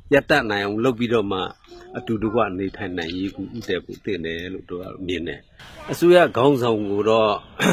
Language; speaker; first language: Burmese; non-native, local second language; Mon